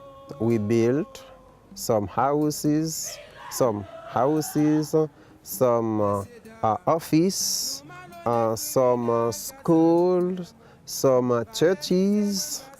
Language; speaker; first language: English; non-native, local second language; Haitian Creole